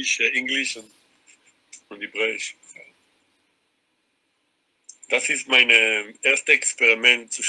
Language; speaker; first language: German; non-native, learner; Hebrew